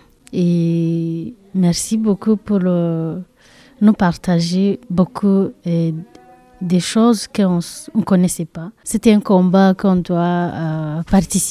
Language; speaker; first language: French; non-native, learner; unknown